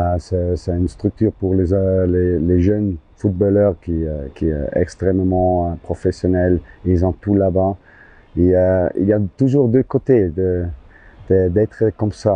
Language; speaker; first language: French; non-native, local second language; German